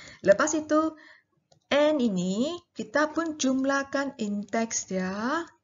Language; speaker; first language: Malay; non-native, local second language; Chinese